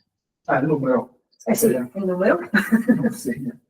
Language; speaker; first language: Italian; non-native, fluent; Portuguese